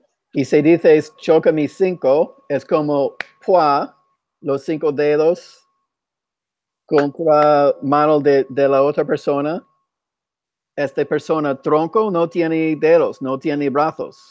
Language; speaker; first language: Spanish; non-native, fluent; English